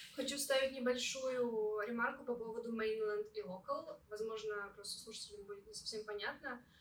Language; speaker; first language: Russian; native; Russian